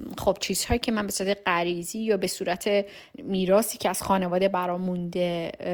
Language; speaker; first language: Persian; native; Persian